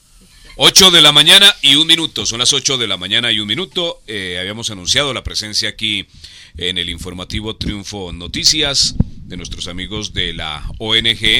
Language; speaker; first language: Spanish; native; Spanish